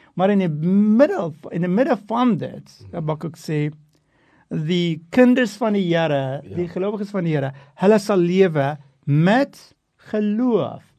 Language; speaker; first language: Afrikaans; non-native, fluent; Turkish